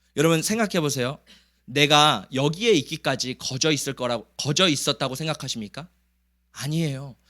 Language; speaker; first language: Korean; early bilingual, heritage; Korean